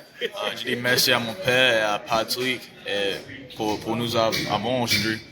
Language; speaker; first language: French; non-native, learner; English